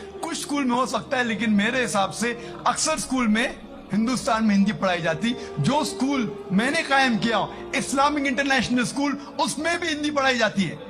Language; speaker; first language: Urdu; non-native, local second language; Konkani